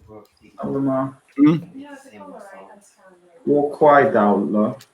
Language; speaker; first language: Chinese; non-native, learner; Swedish